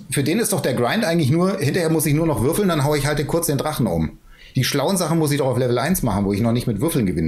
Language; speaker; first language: German; native; German